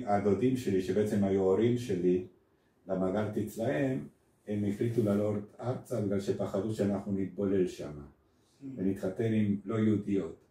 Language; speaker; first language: Hebrew; non-native, fluent; Spanish